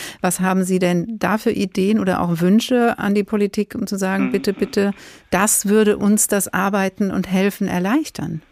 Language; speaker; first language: German; native; German